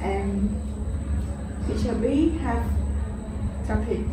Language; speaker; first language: English; non-native, learner; Khmer